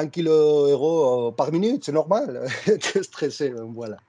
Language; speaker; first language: French; non-native, fluent; Spanish